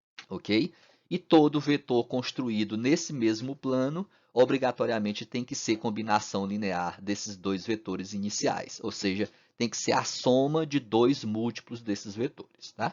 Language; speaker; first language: Portuguese; native; Portuguese